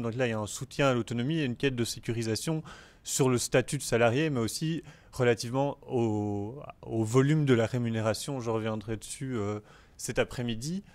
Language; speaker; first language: French; native; French